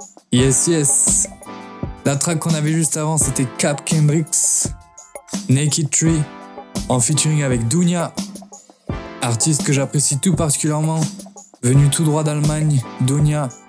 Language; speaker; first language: French; native; French